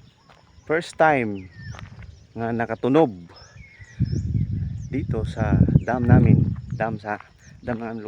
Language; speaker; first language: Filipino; non-native, local second language; Cebuano